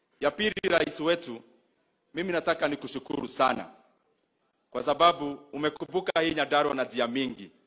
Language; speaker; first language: Swahili; non-native, local second language; Kikuyu